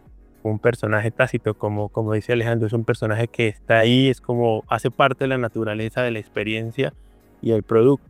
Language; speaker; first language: Spanish; native; Spanish